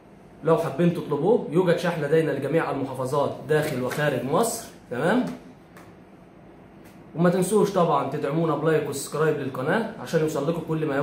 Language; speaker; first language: Arabic; native; Arabic